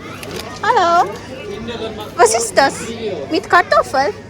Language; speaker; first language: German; non-native, learner; Tamil